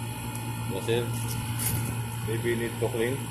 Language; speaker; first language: English; non-native, local second language; Filipino